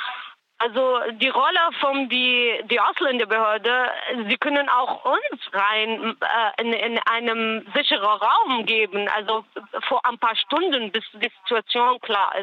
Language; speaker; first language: German; non-native, learner; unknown